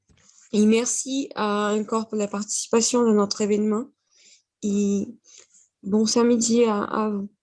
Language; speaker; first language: French; non-native, fluent; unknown